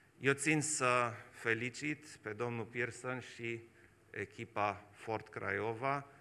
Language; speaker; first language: Romanian; non-native, local second language; German